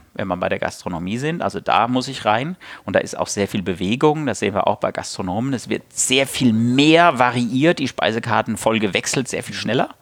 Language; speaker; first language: German; native; German